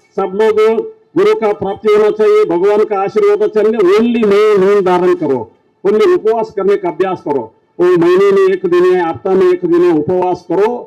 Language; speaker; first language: Hindi; non-native, local second language; Kannada